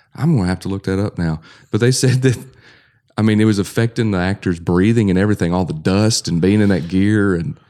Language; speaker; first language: English; native; English